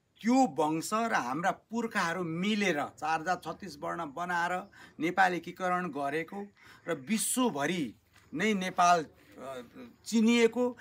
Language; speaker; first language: Nepali; native; Nepali